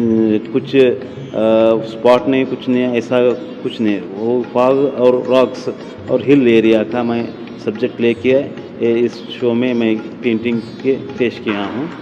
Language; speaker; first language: Hindi; non-native, local second language; Kannada